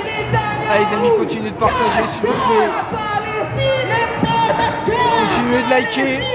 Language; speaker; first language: French; native; French